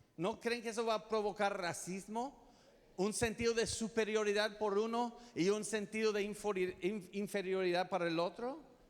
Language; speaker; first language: Spanish; non-native, fluent; English